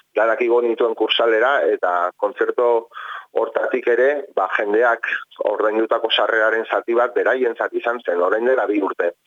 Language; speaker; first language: Basque; non-native, local second language; Spanish